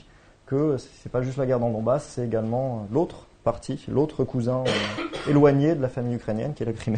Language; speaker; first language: French; native; French